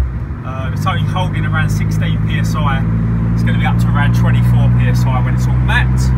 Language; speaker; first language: English; native; English